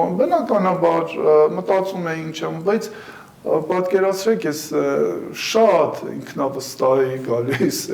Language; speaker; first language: Armenian; early bilingual, heritage; Armenian